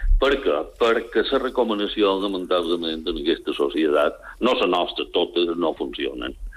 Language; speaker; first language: Catalan; native; Catalan